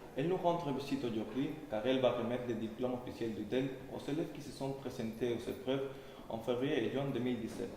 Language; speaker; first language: French; non-native, learner; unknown